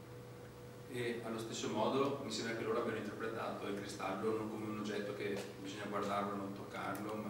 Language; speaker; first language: Italian; native; Italian